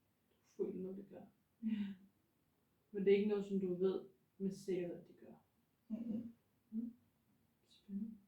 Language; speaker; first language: Danish; native; Danish